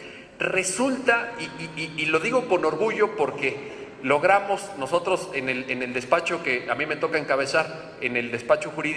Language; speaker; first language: Spanish; native; Spanish